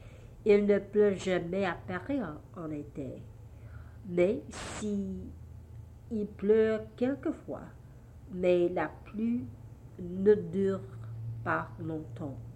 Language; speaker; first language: French; non-native, learner; English